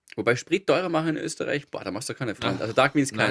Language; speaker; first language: German; native; German